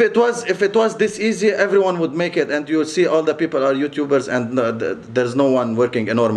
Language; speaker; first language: English; non-native, local second language; Arabic